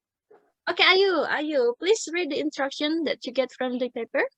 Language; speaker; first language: English; non-native, fluent; Indonesian